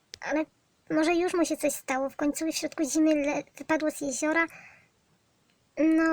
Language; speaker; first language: Polish; native; Polish